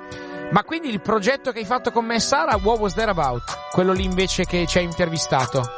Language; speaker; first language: Italian; native; Italian